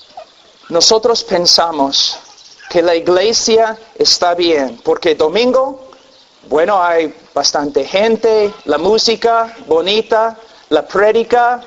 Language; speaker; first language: Spanish; non-native, fluent; English